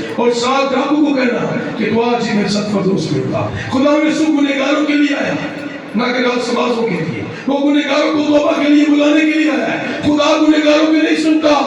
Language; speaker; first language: Urdu; non-native, local second language; Punjabi